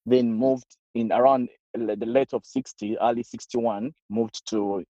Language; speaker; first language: English; non-native, local second language; Ganda